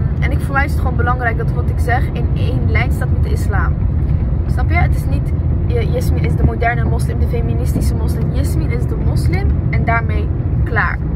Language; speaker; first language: Dutch; early bilingual, other home language; Arabic